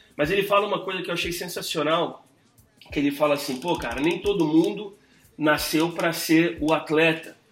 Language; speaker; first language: Portuguese; early bilingual, heritage; English